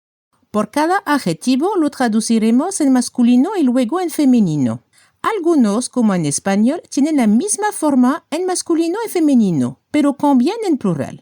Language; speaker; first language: Spanish; non-native, fluent; French